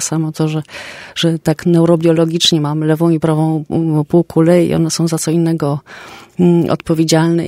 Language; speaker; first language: Polish; native; Polish